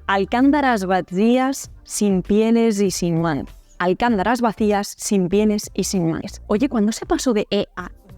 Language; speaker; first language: Spanish; native; Spanish